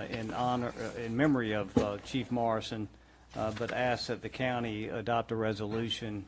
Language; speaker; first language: English; native; English